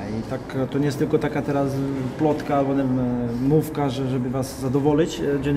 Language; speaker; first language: Polish; non-native, fluent; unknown